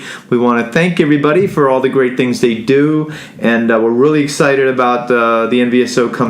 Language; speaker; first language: English; native; English